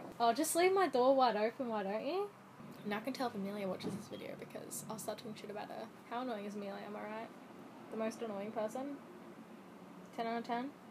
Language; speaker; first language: English; native; English